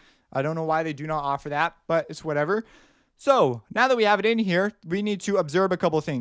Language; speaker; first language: English; native; English